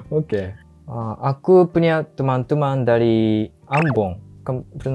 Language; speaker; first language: Indonesian; non-native, learner; Japanese